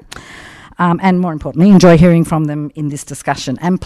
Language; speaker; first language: English; native; English